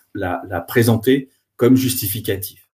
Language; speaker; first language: French; native; French